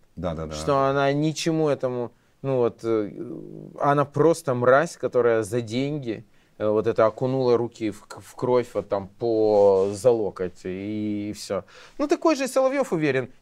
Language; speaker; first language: Russian; native; Russian